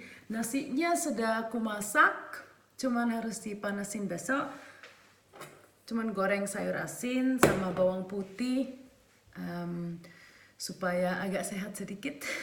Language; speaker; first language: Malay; early bilingual, heritage; Malay